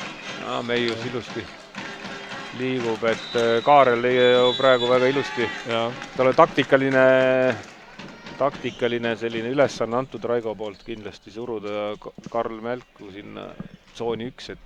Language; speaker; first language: Estonian; native; Estonian